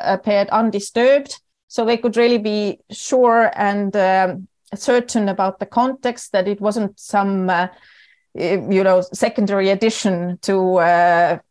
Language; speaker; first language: English; non-native, fluent; Estonian